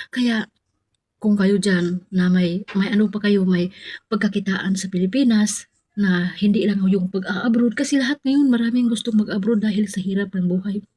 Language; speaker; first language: Filipino; non-native, local second language; Cebuano